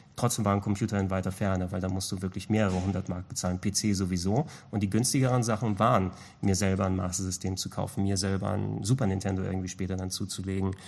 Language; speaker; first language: German; non-native, local second language; Greek